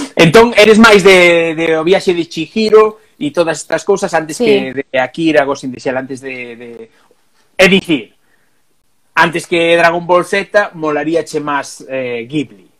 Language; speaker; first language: Galician; non-native, local second language; Spanish